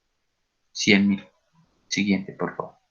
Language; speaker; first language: Spanish; native; Spanish